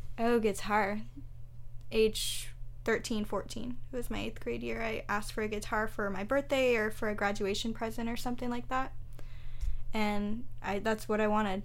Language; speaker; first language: English; native; English